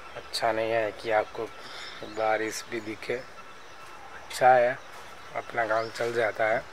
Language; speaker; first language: Hindi; non-native, local second language; Gujarati